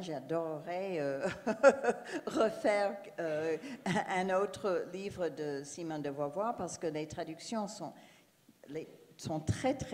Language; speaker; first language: French; non-native, fluent; English